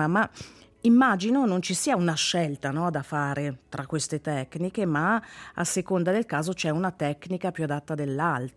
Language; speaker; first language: Italian; native; Italian